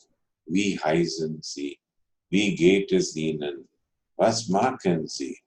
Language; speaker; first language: German; non-native, fluent; Telugu